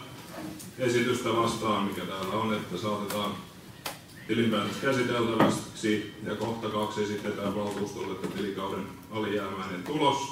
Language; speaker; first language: Finnish; native; Finnish